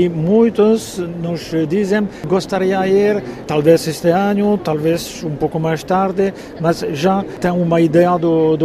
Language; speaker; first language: Portuguese; non-native, fluent; French